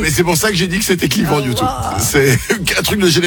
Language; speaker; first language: French; native; French